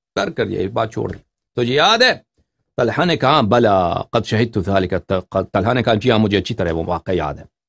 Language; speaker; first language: Urdu; non-native, fluent; Persian